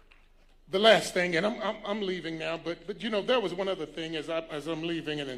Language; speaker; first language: English; native; English